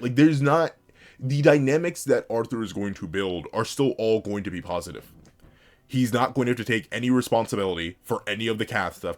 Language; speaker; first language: English; native; English